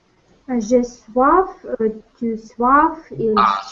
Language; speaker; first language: French; non-native, learner; Russian